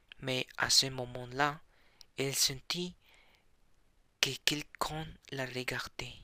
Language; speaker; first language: French; non-native, learner; Spanish